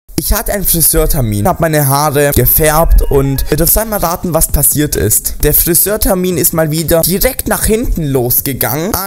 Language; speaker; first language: German; native; German